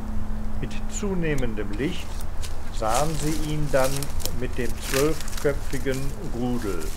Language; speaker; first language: German; native; German